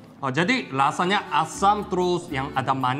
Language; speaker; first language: Indonesian; non-native, fluent; Korean